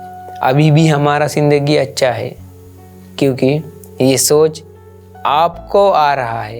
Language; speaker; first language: Hindi; non-native, local second language; Sinhala